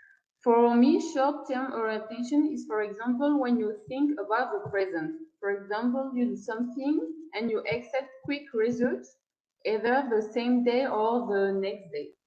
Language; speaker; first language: English; non-native, learner; French